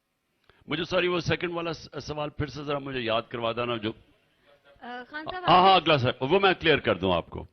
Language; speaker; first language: Urdu; native; Urdu